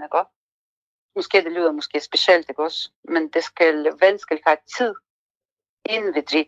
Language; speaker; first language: Danish; non-native, fluent; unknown